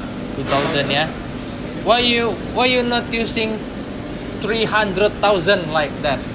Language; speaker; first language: English; non-native, learner; Indonesian